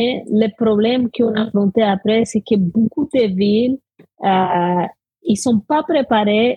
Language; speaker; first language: French; non-native, fluent; Spanish